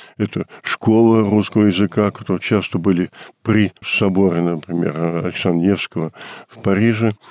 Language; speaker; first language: Russian; early bilingual, heritage; Russian